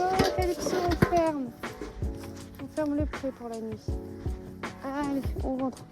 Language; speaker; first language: French; native; French